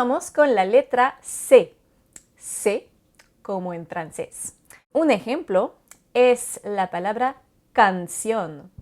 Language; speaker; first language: Spanish; non-native, fluent; French